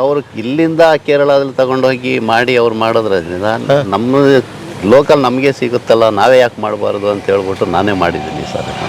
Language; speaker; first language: Kannada; native; Kannada